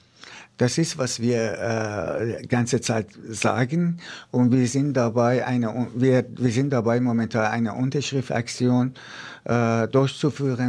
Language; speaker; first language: German; non-native, fluent; Persian